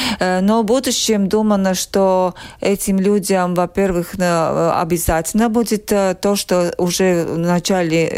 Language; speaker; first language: Russian; non-native, local second language; Latvian